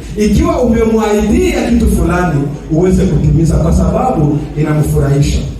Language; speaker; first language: Swahili; non-native, local second language; Kinyarwanda